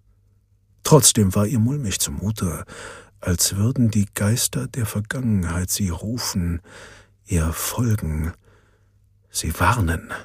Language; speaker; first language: German; native; German